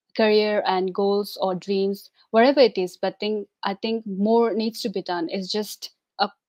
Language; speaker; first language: English; non-native, local second language; Tibetan